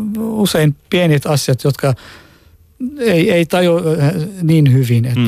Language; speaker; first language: Finnish; non-native, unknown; Arabic